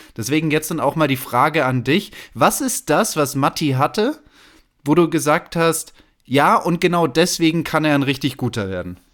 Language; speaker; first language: German; native; German